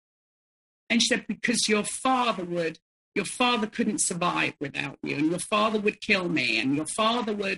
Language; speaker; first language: English; native; English